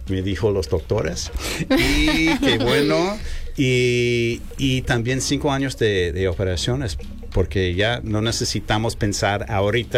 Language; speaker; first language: Spanish; non-native, fluent; English